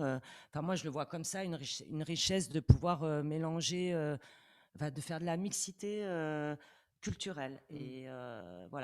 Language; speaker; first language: French; native; French